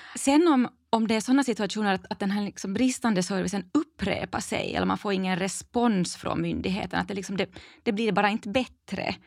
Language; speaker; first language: Swedish; native; Swedish